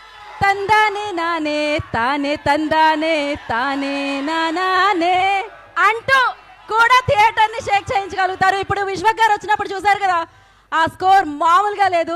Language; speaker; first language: Telugu; native; Telugu